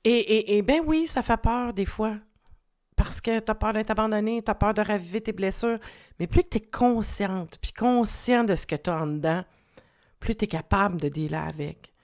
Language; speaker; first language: French; native; French